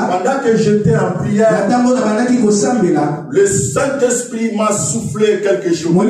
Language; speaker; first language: French; non-native, local second language; Lingala